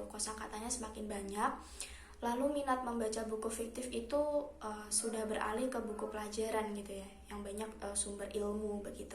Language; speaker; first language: Indonesian; native; Indonesian